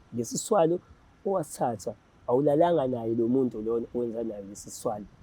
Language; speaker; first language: Zulu; native; Zulu